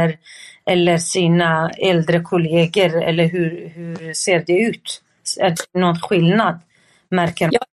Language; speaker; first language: Swedish; non-native, fluent; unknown